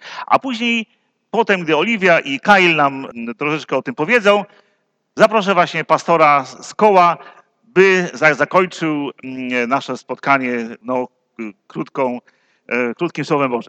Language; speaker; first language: Polish; native; Polish